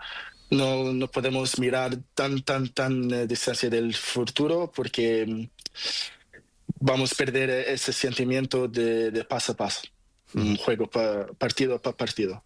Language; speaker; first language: Spanish; non-native, learner; Portuguese